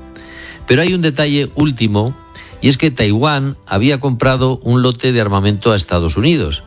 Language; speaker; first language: Spanish; native; Spanish